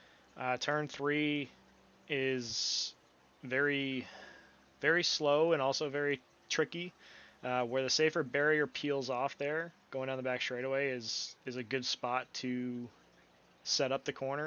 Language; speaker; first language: English; native; English